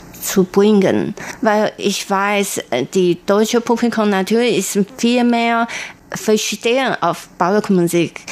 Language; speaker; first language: German; non-native, learner; Chinese